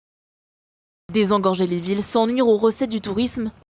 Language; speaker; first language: French; native; French